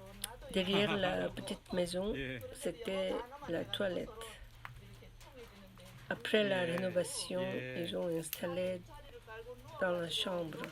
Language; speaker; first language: French; non-native, learner; Korean